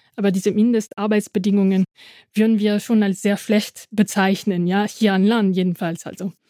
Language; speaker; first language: German; non-native, fluent; French